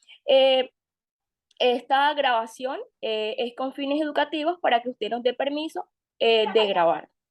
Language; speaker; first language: Spanish; native; Spanish